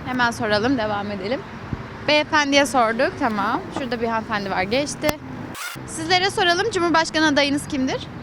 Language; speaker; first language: Turkish; native; Turkish